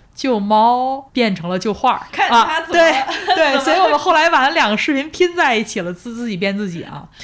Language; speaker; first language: Chinese; native; Chinese